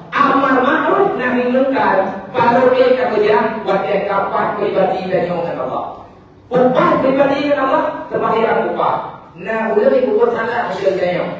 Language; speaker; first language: Malay; non-native, local second language; Achinese